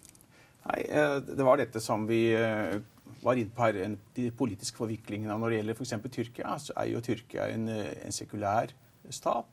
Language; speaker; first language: Norwegian; native; Norwegian